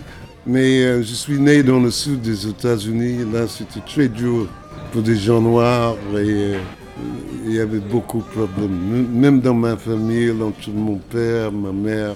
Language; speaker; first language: French; non-native, fluent; English